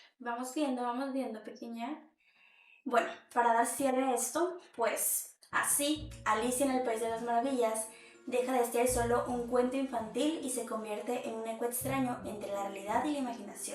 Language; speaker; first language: Spanish; native; Spanish